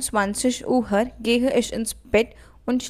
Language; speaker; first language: German; non-native, learner; Hindi